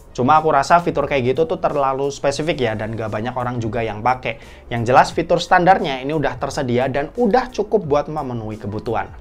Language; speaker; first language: Indonesian; native; Indonesian